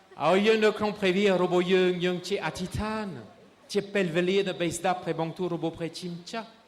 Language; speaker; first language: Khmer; non-native, fluent; French